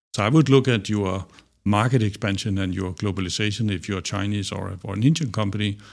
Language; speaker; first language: English; non-native, fluent; Danish